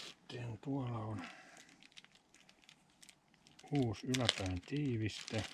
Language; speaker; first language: Finnish; native; Finnish